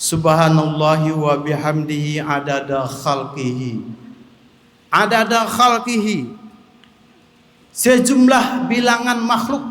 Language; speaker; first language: Indonesian; native; Indonesian